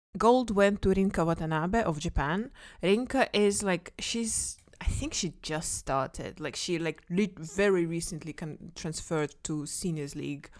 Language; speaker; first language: English; non-native, fluent; Kazakh